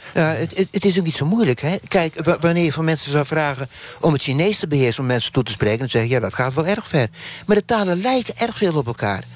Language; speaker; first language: Dutch; non-native, local second language; Western Frisian